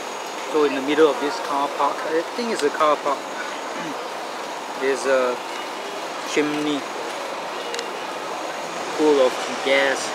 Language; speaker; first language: English; non-native, local second language; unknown